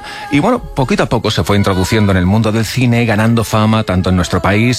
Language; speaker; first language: Spanish; native; Spanish